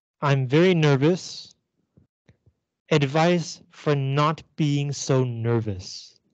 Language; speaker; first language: English; non-native, fluent; Chinese